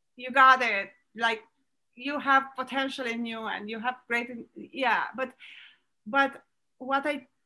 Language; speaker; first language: English; non-native, fluent; Romanian